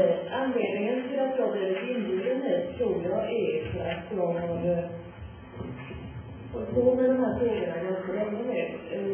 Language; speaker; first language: Swedish; non-native, fluent; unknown